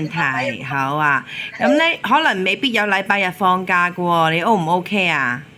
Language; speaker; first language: Cantonese; native; Cantonese